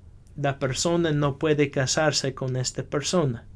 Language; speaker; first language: Spanish; non-native, fluent; English